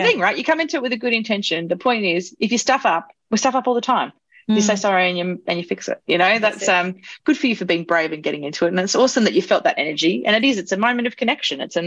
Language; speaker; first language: English; native; English